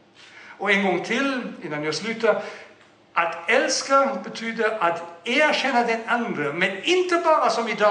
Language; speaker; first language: Swedish; non-native, fluent; German